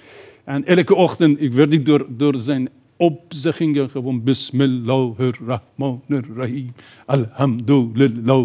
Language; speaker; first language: Dutch; non-native, fluent; Persian